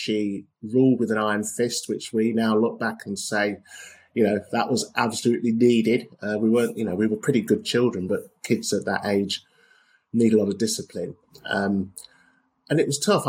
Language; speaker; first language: English; native; English